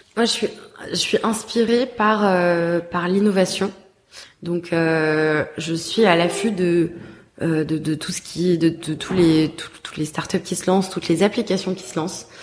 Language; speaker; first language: French; native; French